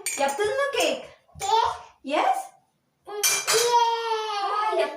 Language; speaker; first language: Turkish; non-native, learner; Filipino